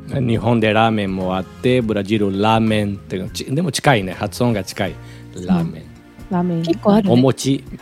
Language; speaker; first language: Japanese; early bilingual, other home language; Portuguese